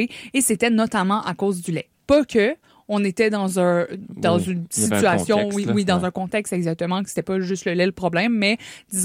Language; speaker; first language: French; native; French